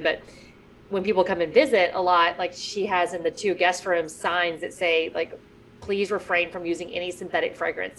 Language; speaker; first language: English; native; English